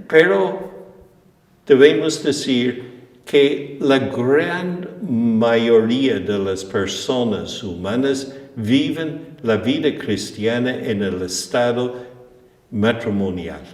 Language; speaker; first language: Spanish; non-native, fluent; English